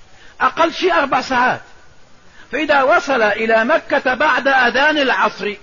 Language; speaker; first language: Arabic; native; Arabic